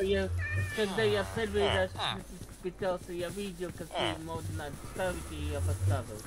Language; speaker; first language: Russian; non-native, learner; English